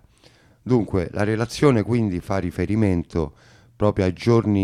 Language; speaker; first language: Italian; native; Italian